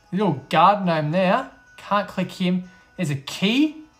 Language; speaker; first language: English; native; English